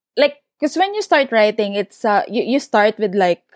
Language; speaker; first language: English; non-native, local second language; Filipino